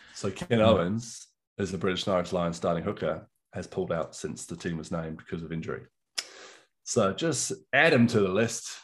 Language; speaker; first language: English; native; English